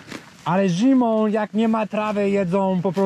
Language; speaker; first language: Polish; non-native, learner; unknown